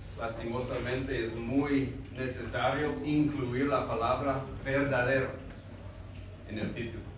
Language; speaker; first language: Spanish; non-native, fluent; English